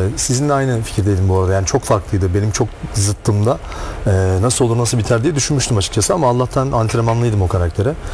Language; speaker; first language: Turkish; native; Turkish